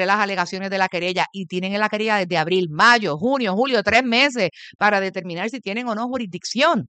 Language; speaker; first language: Spanish; native; Spanish